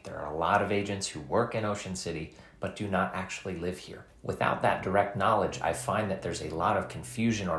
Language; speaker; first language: English; native; English